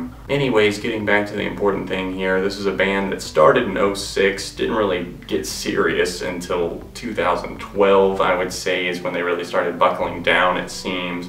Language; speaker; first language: English; native; English